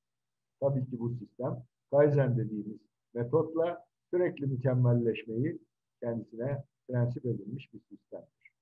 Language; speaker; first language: Turkish; native; Turkish